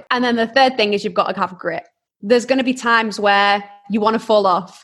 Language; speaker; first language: English; native; English